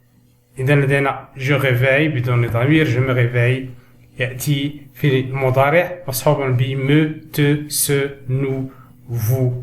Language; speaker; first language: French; non-native, local second language; Arabic